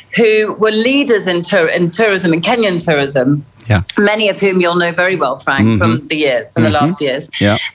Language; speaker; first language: English; native; English